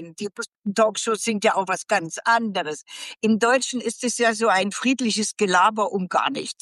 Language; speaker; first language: German; native; German